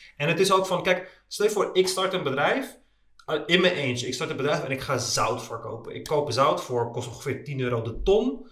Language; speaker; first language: Dutch; native; Dutch